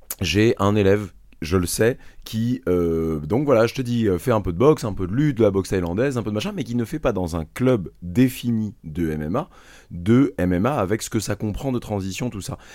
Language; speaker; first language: French; native; French